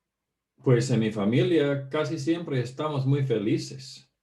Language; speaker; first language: Spanish; non-native, fluent; English